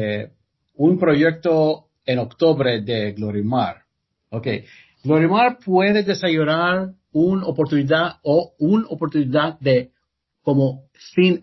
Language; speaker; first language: Spanish; non-native, learner; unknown